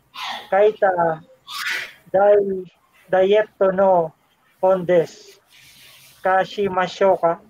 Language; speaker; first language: Japanese; non-native, learner; Filipino